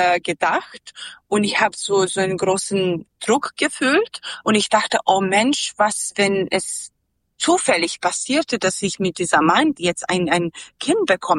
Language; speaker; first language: German; non-native, learner; Serbian